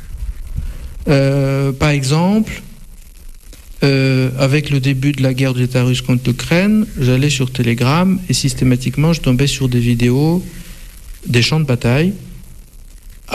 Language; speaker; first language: French; non-native, fluent; Russian